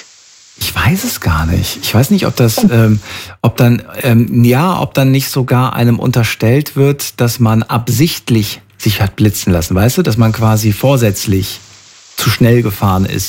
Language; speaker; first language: German; native; German